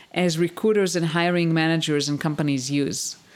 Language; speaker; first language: English; non-native, fluent; Hebrew